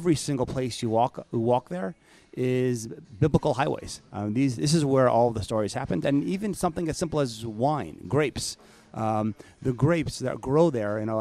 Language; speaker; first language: English; native; English